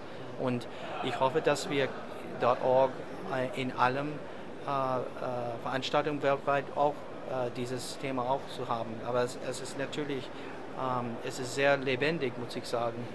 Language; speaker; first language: German; non-native, learner; English